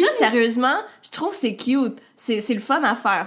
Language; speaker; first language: French; native; French